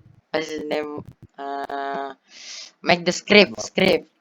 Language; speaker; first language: English; non-native, learner; Indonesian